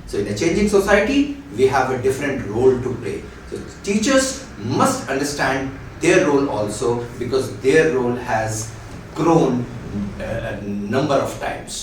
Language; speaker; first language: English; non-native, local second language; Hindi